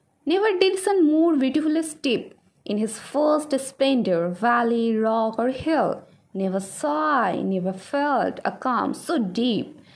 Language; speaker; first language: English; non-native, local second language; Bangla